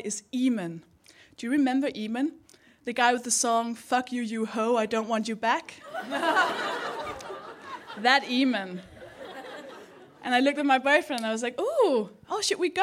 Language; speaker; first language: English; non-native, fluent; Danish